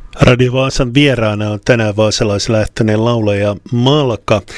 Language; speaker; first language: Finnish; native; Finnish